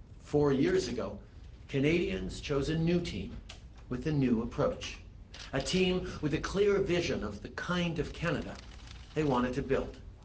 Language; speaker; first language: English; early bilingual, other home language; French